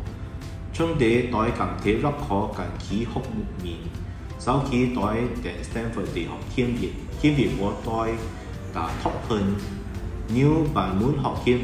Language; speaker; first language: Vietnamese; non-native, learner; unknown